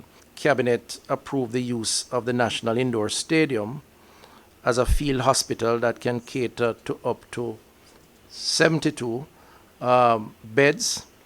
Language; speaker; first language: English; native; English